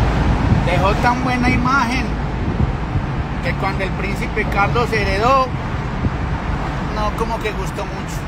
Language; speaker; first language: Spanish; native; Spanish